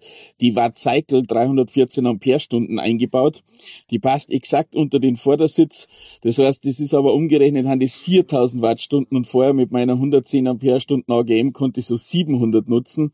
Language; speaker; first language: German; native; German